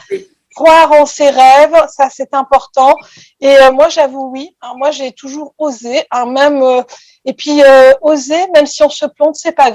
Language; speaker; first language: French; native; French